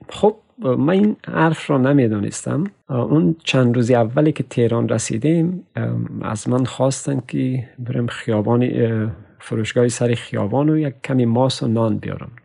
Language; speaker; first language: Persian; native; Persian